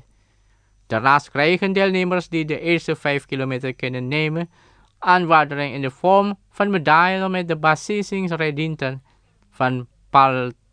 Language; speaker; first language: Dutch; non-native, learner; Indonesian